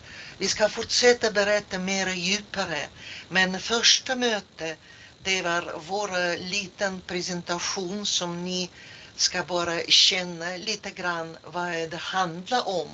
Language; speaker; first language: Swedish; non-native, fluent; Russian